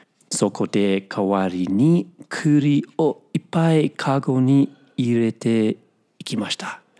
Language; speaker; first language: Japanese; non-native, fluent; English